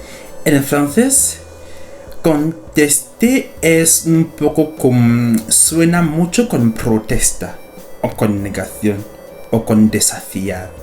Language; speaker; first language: Spanish; non-native, fluent; French